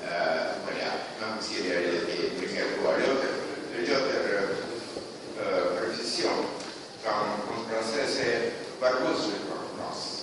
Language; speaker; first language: French; non-native, fluent; Russian